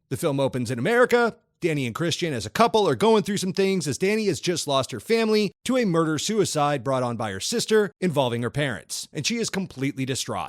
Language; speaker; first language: English; native; English